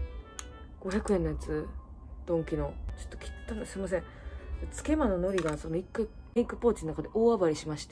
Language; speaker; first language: Japanese; native; Japanese